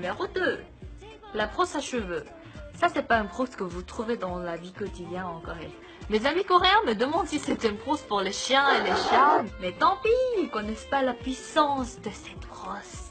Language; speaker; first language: French; non-native, fluent; Korean